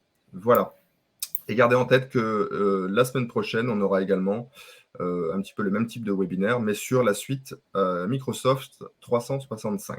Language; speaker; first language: French; native; French